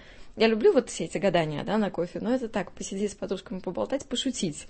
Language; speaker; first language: Russian; native; Russian